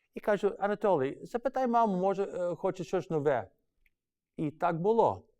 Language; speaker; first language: Ukrainian; early bilingual, heritage; Ukrainian